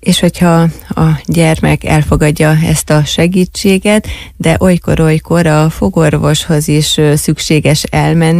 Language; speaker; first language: Hungarian; native; Hungarian